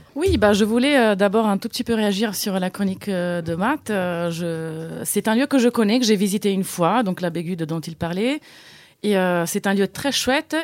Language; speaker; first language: French; non-native, fluent; Italian